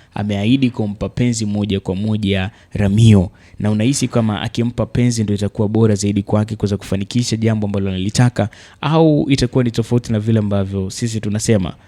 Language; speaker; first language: Swahili; native; Swahili